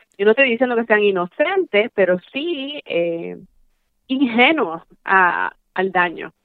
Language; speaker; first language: Spanish; early bilingual, heritage; Spanish